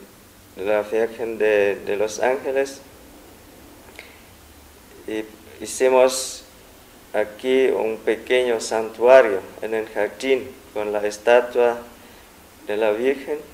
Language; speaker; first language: Spanish; non-native, fluent; Vietnamese